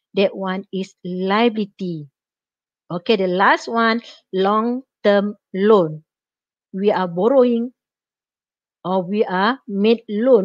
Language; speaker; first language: English; non-native, local second language; Malay